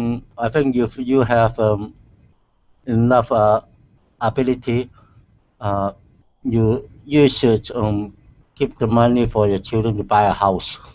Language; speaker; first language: English; non-native, learner; Chinese